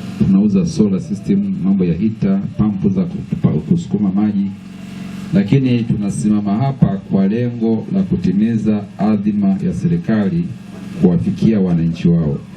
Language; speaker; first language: Swahili; native; Swahili